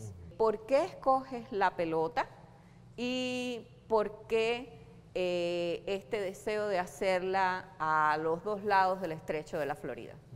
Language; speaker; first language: Spanish; native; Spanish